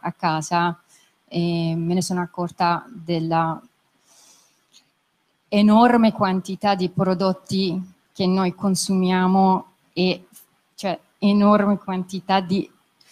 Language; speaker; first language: Italian; non-native, fluent; Persian